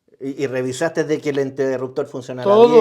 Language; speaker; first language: Spanish; native; Spanish